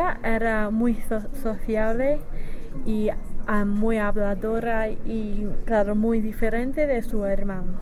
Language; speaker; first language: Spanish; non-native, learner; English